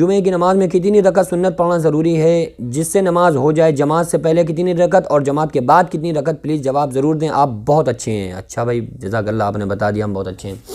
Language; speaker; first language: Urdu; native; Urdu